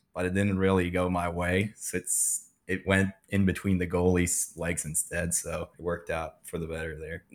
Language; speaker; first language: English; non-native, fluent; Swedish